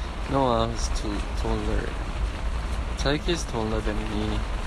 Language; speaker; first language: English; non-native, fluent; Korean